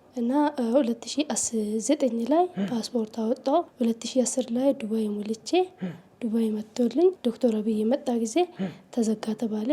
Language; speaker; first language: Amharic; non-native, local second language; Oromo